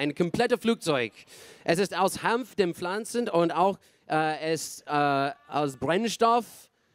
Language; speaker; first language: German; non-native, learner; English